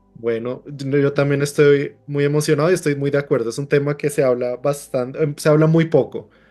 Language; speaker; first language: Spanish; native; Spanish